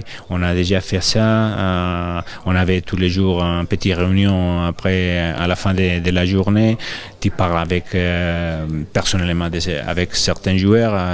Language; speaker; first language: French; non-native, fluent; Spanish